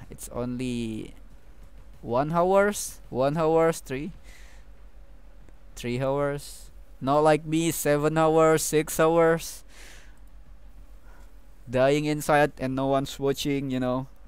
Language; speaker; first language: English; non-native, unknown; Indonesian